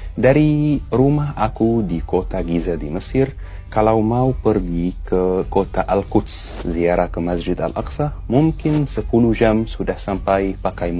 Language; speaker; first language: Indonesian; non-native, fluent; Arabic